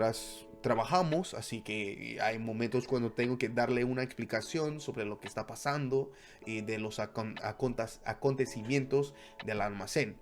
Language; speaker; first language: Spanish; non-native, fluent; English